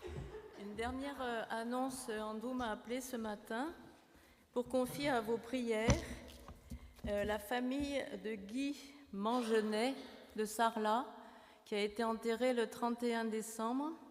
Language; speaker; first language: French; native; French